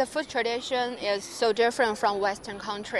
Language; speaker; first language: English; non-native, learner; Chinese